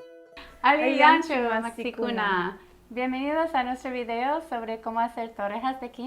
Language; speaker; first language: Spanish; early bilingual, heritage; Spanish